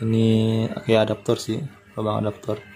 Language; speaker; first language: Indonesian; native; Indonesian